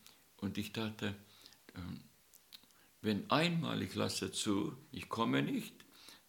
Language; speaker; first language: German; non-native, learner; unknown